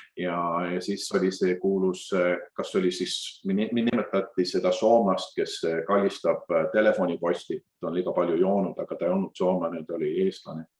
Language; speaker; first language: Estonian; early bilingual, heritage; Estonian